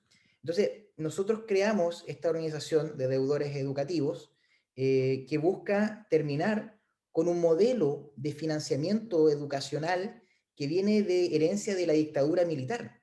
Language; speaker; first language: Spanish; native; Spanish